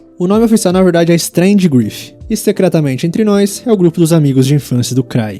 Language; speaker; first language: Portuguese; native; Portuguese